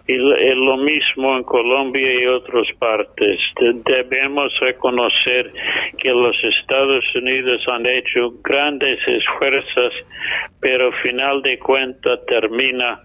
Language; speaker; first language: Spanish; non-native, fluent; English